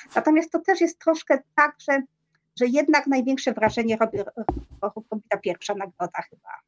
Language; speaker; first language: Polish; native; Polish